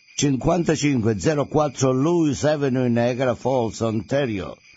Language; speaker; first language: Italian; native; Italian